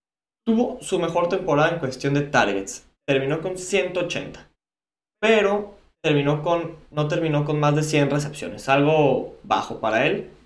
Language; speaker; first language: Spanish; native; Spanish